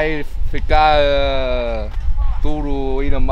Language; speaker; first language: Portuguese; non-native, learner; Vietnamese